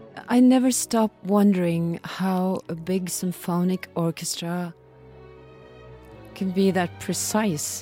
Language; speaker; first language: English; non-native, fluent; Norwegian